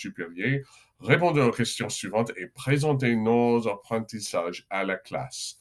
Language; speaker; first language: French; non-native, local second language; English